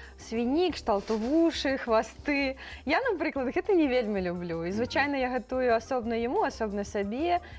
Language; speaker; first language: Belarusian; non-native, local second language; Russian